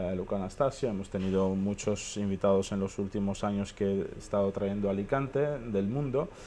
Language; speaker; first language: Spanish; non-native, fluent; Armenian